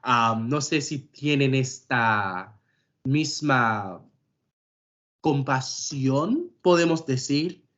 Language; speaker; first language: Spanish; non-native, fluent; English